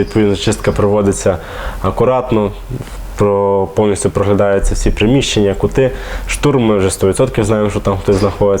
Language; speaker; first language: Ukrainian; native; Ukrainian